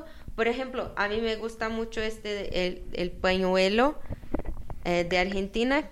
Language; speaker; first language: Spanish; non-native, fluent; Portuguese